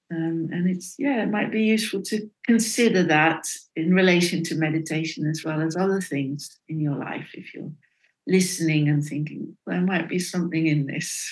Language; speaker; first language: English; non-native, fluent; Dutch